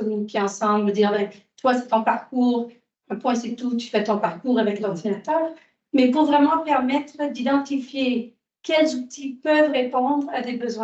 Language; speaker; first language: French; native; French